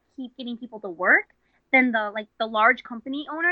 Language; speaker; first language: English; native; English